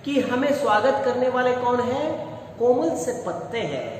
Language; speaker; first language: Hindi; non-native, local second language; Kannada